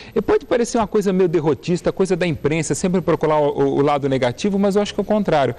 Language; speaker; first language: Portuguese; native; Portuguese